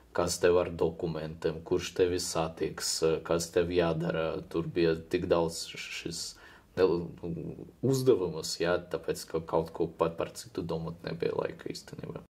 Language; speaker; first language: Latvian; non-native, local second language; Russian